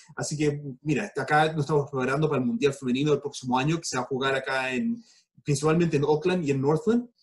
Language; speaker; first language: Spanish; early bilingual, heritage; Spanish